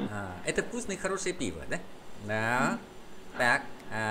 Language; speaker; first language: Russian; non-native, fluent; Vietnamese